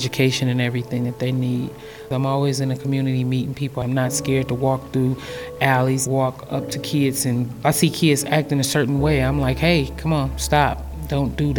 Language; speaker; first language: English; native; English